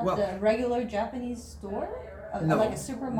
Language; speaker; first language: English; non-native, fluent; Japanese